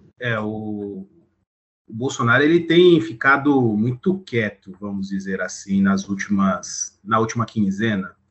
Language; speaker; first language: Portuguese; native; Portuguese